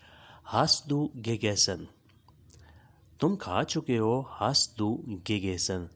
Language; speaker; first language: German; non-native, learner; Urdu